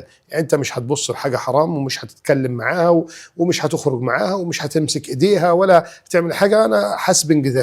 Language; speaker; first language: Arabic; native; Arabic